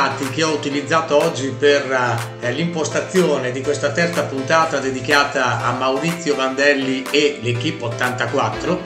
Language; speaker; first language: Italian; native; Italian